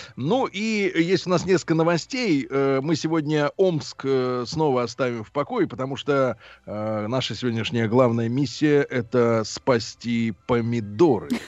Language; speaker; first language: Russian; native; Russian